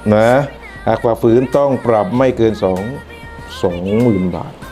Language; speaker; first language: Thai; non-native, local second language; Northern Khmer